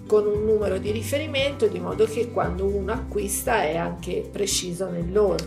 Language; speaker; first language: Italian; native; Italian